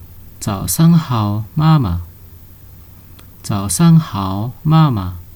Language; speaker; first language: Chinese; non-native, fluent; Nepali